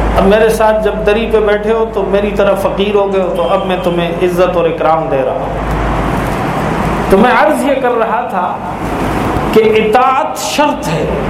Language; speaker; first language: Urdu; native; Urdu